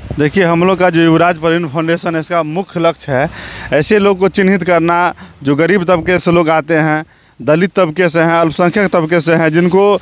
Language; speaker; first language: Hindi; native; Hindi